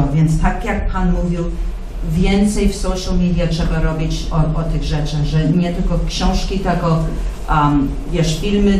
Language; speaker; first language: Polish; early bilingual, heritage; English